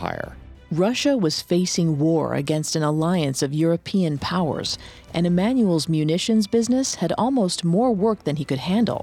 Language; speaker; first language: English; native; English